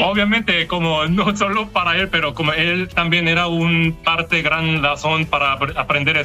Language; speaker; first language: Spanish; non-native, learner; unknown